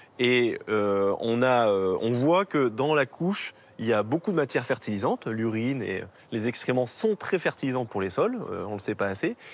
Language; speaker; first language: French; native; French